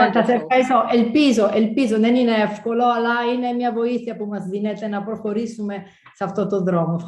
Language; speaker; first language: Greek; early bilingual, heritage; Italian